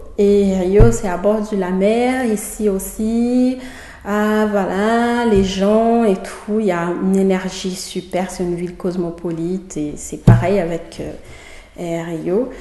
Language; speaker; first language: French; non-native, fluent; Portuguese